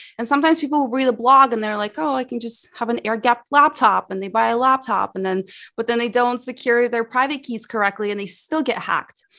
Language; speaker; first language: English; early bilingual, other home language; Russian